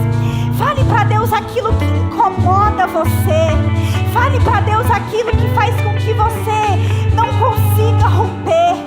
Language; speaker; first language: Portuguese; native; Portuguese